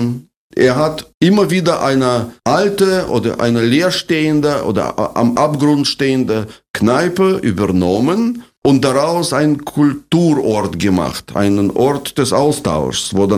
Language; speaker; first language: German; non-native, fluent; Russian